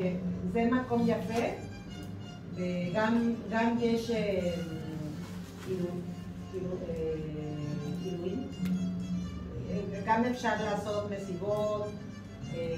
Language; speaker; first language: Hebrew; non-native, learner; Spanish